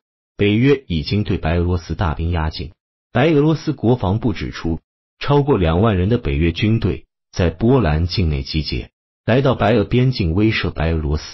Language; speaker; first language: Chinese; native; Chinese